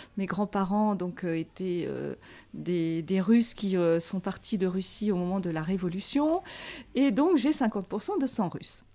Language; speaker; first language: French; native; French